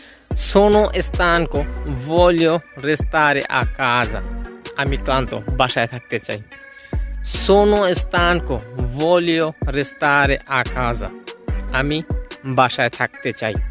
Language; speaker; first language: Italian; non-native, fluent; Bangla